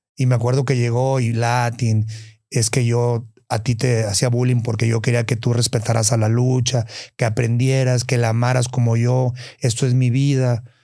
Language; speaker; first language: Spanish; native; Spanish